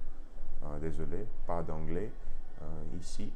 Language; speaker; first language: French; non-native, learner; Russian